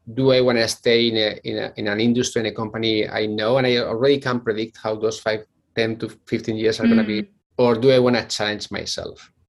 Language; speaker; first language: English; non-native, fluent; Spanish